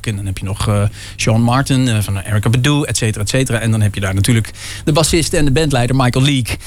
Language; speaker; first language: Dutch; native; Dutch